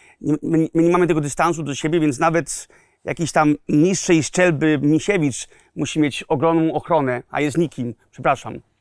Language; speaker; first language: Polish; early bilingual, heritage; Polish